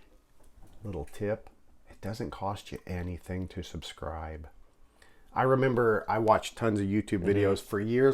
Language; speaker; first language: English; native; English